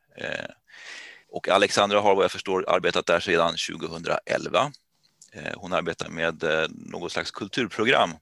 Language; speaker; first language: Swedish; native; Swedish